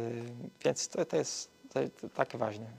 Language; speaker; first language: Polish; early bilingual, heritage; Portuguese